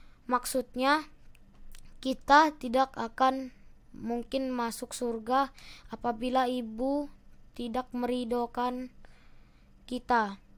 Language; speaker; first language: Indonesian; native; Indonesian